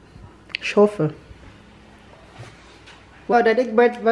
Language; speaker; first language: German; non-native, learner; Filipino